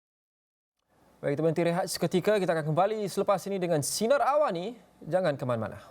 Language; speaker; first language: Malay; native; Malay